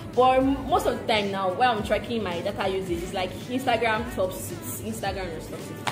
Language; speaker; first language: English; non-native, local second language; Yoruba